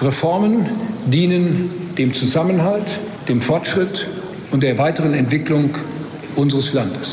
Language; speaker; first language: German; native; German